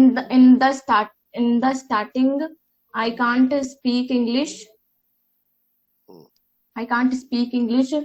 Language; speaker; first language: English; non-native, learner; Hindi